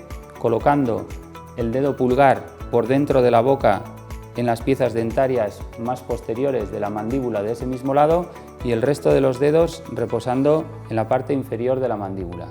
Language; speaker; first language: Spanish; native; Spanish